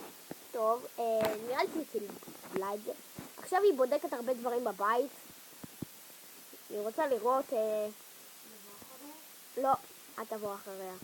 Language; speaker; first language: Hebrew; native; Hebrew